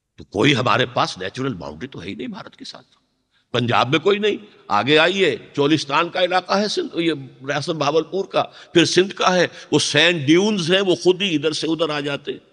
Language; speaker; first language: Urdu; native; Urdu